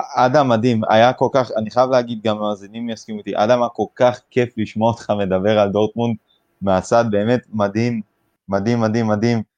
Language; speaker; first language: Hebrew; native; Hebrew